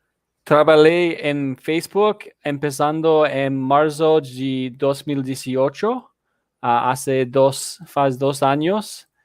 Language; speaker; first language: Spanish; non-native, fluent; English